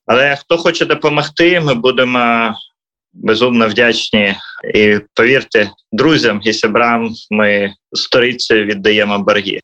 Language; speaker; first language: Ukrainian; native; Ukrainian